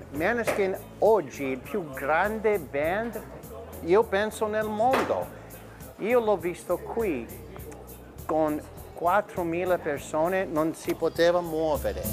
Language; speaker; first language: Italian; early bilingual, heritage; Italian